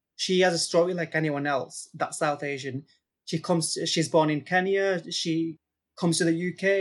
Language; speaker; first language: English; native; English